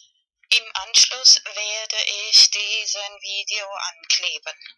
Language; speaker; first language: German; non-native, fluent; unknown